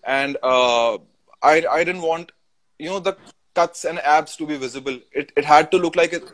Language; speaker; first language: English; non-native, local second language; Hindi